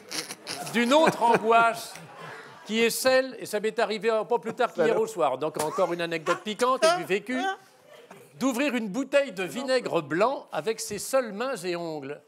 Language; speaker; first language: French; native; French